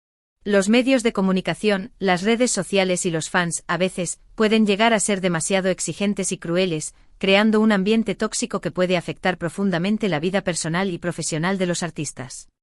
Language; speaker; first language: Spanish; native; Spanish